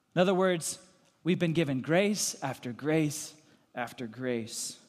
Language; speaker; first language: English; native; English